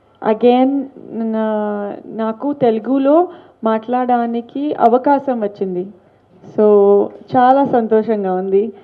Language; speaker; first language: Telugu; non-native, learner; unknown